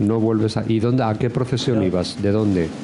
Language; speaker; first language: Spanish; native; Spanish